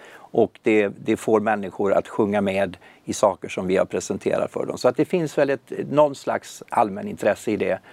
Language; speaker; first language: Swedish; native; Swedish